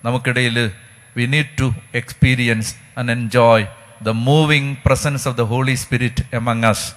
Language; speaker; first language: English; non-native, local second language; Malayalam